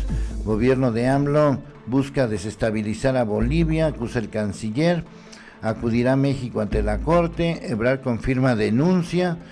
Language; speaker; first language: Spanish; native; Spanish